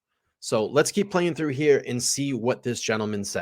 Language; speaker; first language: English; native; English